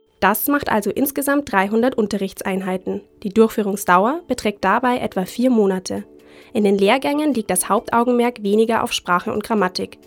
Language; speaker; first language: German; native; German